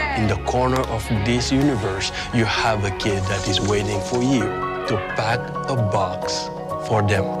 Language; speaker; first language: English; early bilingual, other home language; Wolof